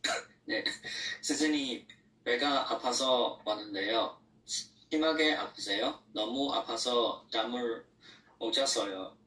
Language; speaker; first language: Korean; non-native, learner; Chinese